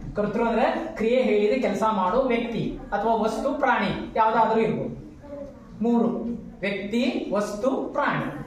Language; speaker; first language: Kannada; native; Kannada